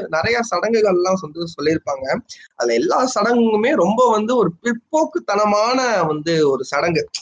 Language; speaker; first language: Tamil; non-native, local second language; Telugu